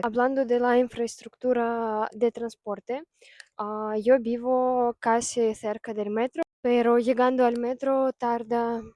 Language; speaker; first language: Spanish; non-native, fluent; Russian